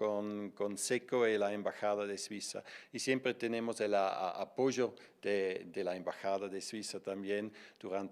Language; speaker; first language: Spanish; non-native, fluent; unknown